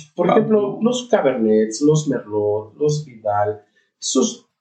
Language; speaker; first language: Spanish; native; Spanish